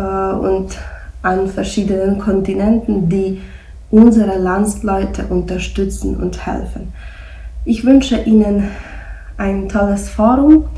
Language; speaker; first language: German; non-native, fluent; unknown